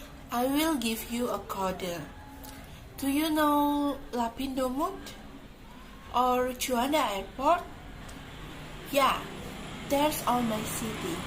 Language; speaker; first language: English; non-native, learner; Indonesian